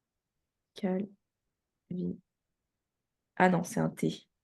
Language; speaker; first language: French; native; French